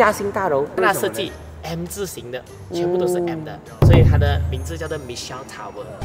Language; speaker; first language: Chinese; native; Chinese